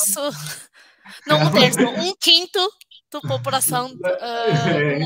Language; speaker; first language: Portuguese; non-native, fluent; Chinese